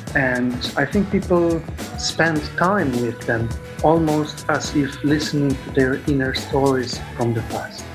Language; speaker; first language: English; non-native, fluent; Polish